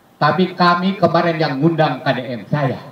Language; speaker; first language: Indonesian; native; Indonesian